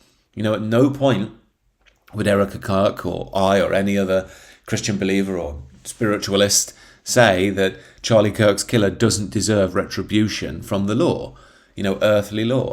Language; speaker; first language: English; native; English